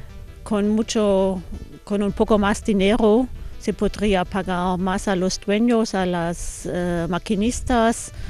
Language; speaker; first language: Spanish; non-native, fluent; German